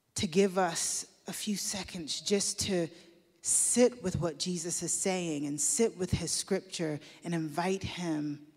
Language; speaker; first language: English; native; English